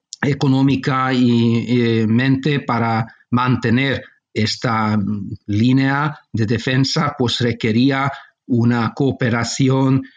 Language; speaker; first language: Spanish; non-native, fluent; Hungarian